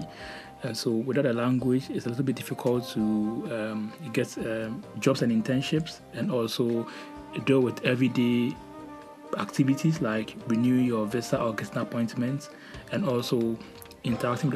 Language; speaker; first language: English; non-native, local second language; Akan